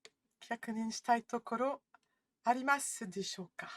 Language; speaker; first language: Japanese; non-native, fluent; French